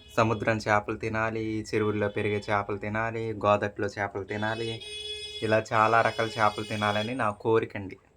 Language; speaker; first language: Telugu; non-native, local second language; Koya